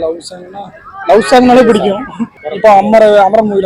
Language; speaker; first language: Tamil; native; Tamil